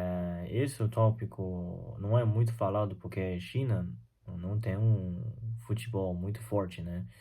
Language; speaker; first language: Portuguese; non-native, fluent; Chinese